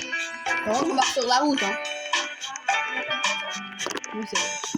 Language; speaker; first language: French; native; French